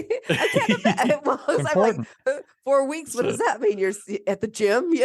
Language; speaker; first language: English; native; English